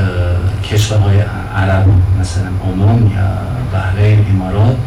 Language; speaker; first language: Persian; non-native, fluent; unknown